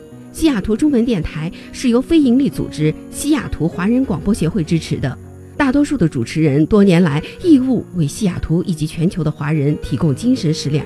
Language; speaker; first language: Chinese; native; Chinese